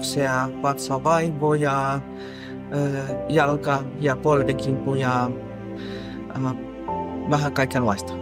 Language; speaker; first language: Finnish; non-native, fluent; Spanish